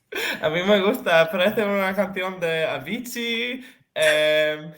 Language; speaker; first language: Spanish; non-native, fluent; Serbian